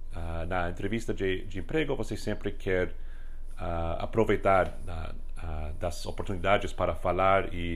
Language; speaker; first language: Portuguese; non-native, fluent; English